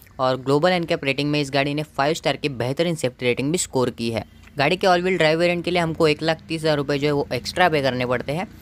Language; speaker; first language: Hindi; non-native, local second language; Marathi